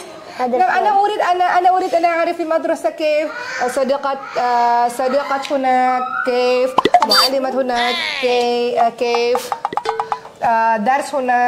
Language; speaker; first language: Arabic; non-native, learner; Indonesian